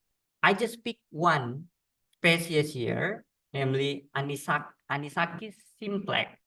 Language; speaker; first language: English; non-native, learner; Indonesian